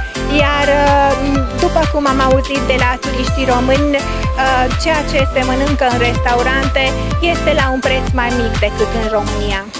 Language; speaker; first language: Romanian; non-native, fluent; Hungarian